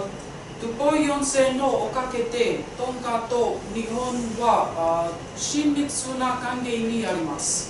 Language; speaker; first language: Japanese; non-native, learner; Tongan